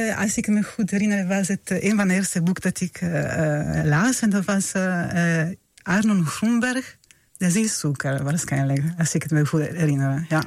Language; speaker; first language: Dutch; non-native, fluent; Italian